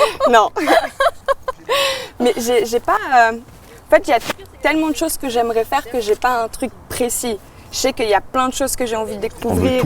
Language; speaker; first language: French; native; French